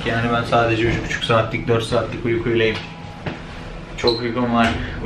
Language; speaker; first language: Turkish; native; Turkish